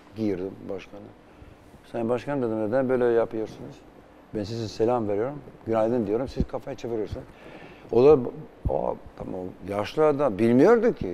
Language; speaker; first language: Turkish; non-native, fluent; Albanian